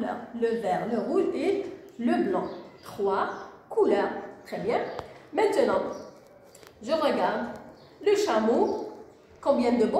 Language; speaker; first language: French; non-native, local second language; Arabic